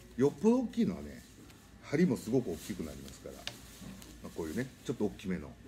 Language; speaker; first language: Japanese; native; Japanese